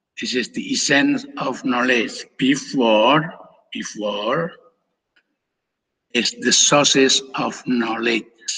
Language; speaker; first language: English; non-native, fluent; Indonesian